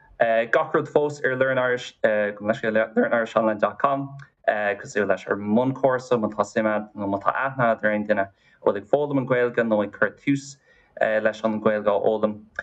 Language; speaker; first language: Irish; non-native, local second language; English